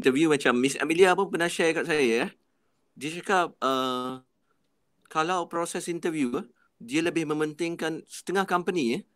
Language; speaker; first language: Malay; native; Malay